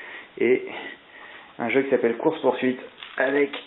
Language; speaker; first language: French; native; French